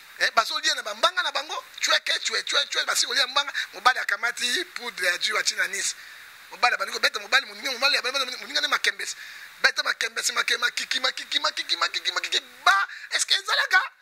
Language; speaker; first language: Lingala; native; Lingala